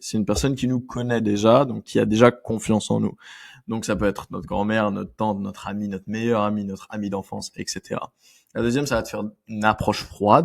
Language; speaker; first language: French; native; French